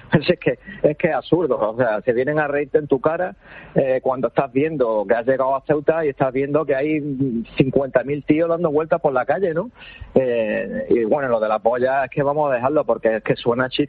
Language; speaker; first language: Spanish; native; Spanish